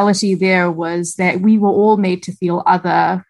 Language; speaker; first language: English; native; English